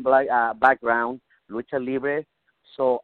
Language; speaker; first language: English; non-native, learner; Spanish